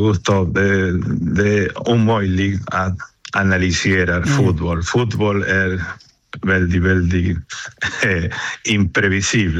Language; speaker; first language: Swedish; non-native, learner; Spanish